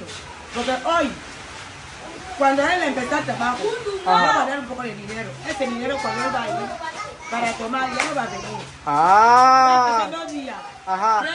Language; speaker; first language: Spanish; non-native, local second language; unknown